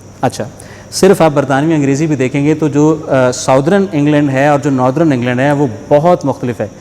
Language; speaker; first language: Urdu; non-native, local second language; Punjabi